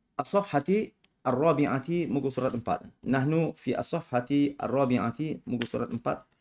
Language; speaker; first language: Arabic; non-native, fluent; Malay